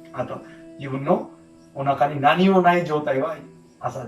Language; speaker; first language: Japanese; non-native, fluent; Hindi